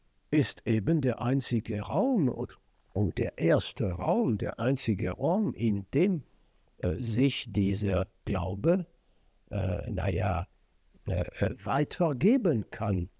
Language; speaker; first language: German; non-native, fluent; French